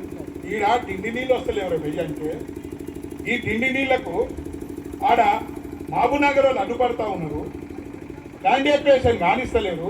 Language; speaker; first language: Telugu; native; Telugu